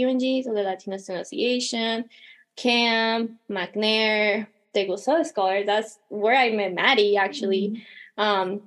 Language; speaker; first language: English; non-native, fluent; Spanish